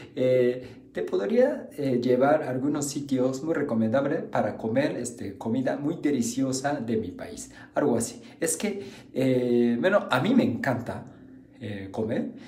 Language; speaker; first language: Spanish; non-native, fluent; Japanese